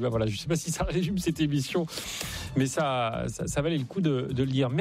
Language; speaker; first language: French; native; French